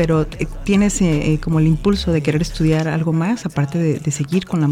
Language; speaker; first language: Spanish; native; Spanish